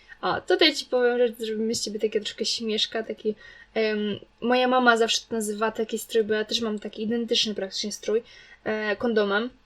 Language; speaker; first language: Polish; native; Polish